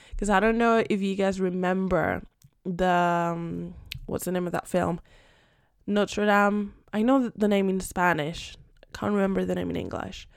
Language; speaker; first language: English; non-native, fluent; Spanish